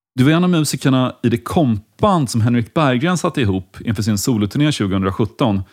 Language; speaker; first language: Swedish; native; Swedish